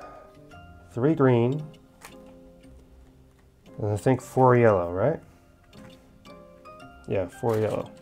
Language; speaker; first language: English; native; English